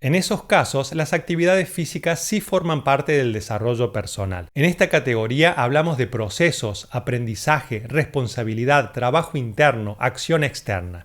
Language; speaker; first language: Spanish; native; Spanish